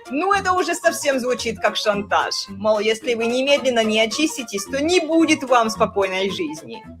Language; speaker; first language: Russian; native; Russian